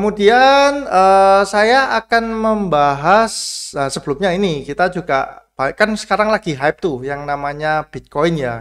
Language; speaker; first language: Indonesian; native; Indonesian